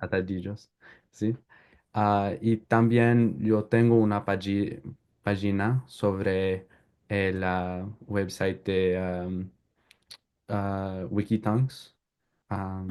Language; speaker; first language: Spanish; non-native, learner; English